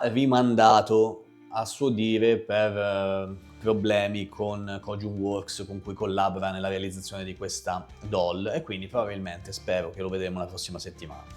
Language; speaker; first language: Italian; native; Italian